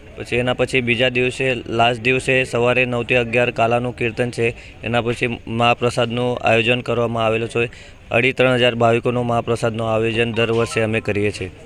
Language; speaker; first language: Gujarati; non-native, local second language; Marathi